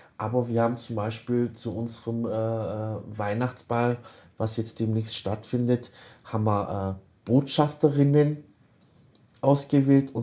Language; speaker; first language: German; early bilingual, other home language; Kurdish